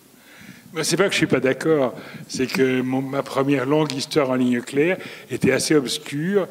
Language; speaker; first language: French; native; French